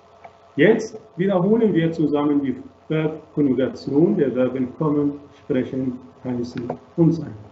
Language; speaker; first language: German; non-native, fluent; Arabic